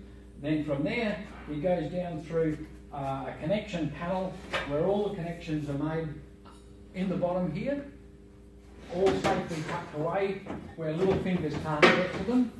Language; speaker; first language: English; native; English